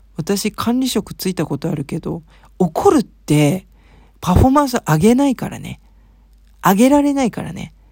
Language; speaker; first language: Japanese; early bilingual, heritage; Japanese